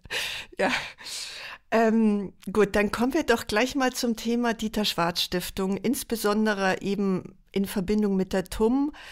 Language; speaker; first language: German; native; German